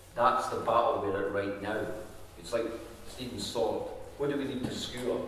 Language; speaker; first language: English; native; English